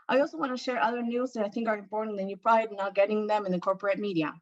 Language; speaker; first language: English; non-native, fluent; Spanish